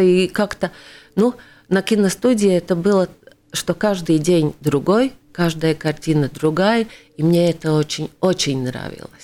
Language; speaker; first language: Russian; non-native, local second language; Latvian